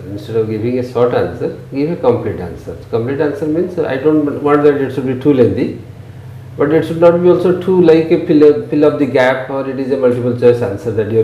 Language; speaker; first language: English; non-native, local second language; Odia